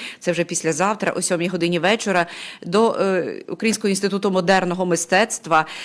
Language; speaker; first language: Ukrainian; native; Ukrainian